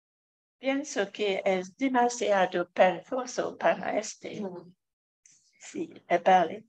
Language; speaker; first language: Spanish; non-native, fluent; English